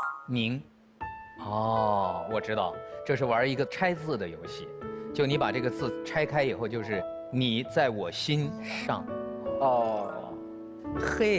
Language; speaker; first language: Chinese; native; Chinese